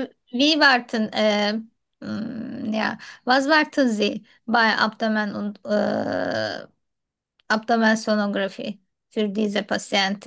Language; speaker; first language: German; non-native, learner; Turkish